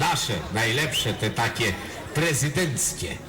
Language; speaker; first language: Polish; native; Polish